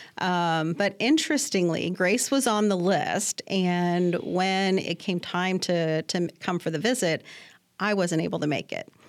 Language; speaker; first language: English; native; English